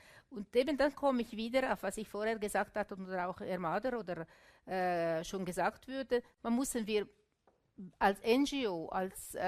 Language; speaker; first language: German; non-native, local second language; Italian